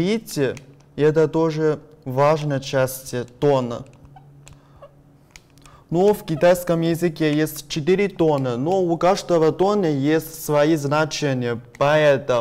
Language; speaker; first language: Russian; non-native, learner; Chinese